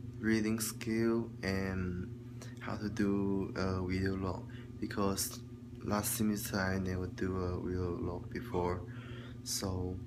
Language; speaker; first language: English; non-native, learner; Chinese